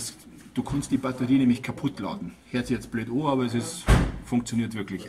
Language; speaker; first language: German; native; German